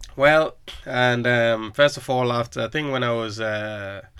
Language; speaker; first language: English; non-native, local second language; Krio